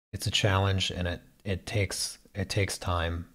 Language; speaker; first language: English; native; English